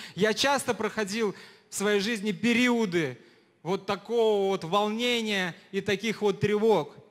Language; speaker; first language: Russian; native; Russian